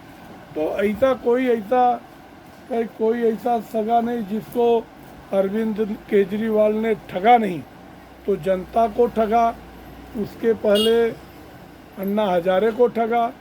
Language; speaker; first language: Hindi; native; Hindi